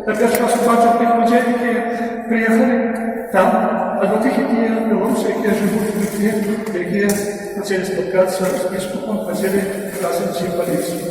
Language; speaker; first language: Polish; non-native, fluent; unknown